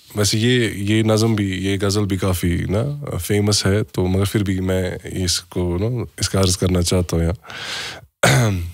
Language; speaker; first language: Hindi; non-native, local second language; Kashmiri